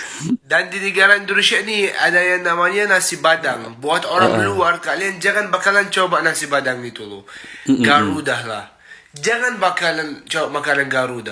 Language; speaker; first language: Indonesian; non-native, fluent; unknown